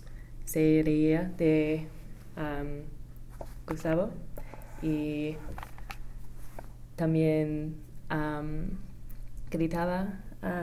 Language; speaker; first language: Spanish; non-native, learner; English